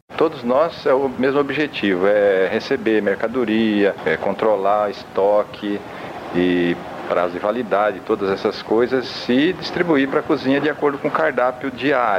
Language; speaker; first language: Portuguese; native; Portuguese